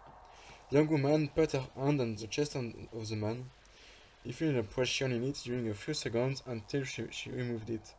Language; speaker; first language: English; non-native, fluent; French